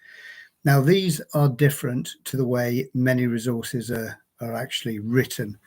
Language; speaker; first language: English; native; English